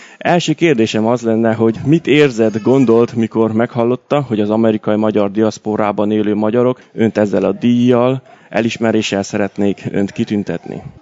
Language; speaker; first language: Hungarian; early bilingual, heritage; Hungarian